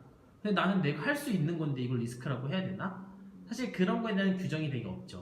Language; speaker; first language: Korean; native; Korean